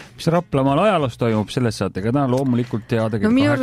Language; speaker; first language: Estonian; native; Estonian